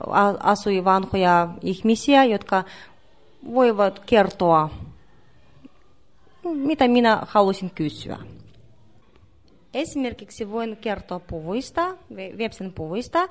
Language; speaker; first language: Finnish; non-native, learner; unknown